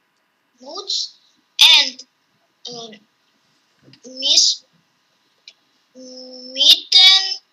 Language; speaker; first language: English; non-native, learner; Russian